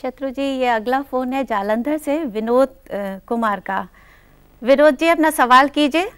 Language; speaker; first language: Hindi; native; Hindi